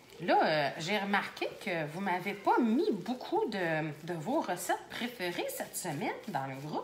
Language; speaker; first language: French; native; French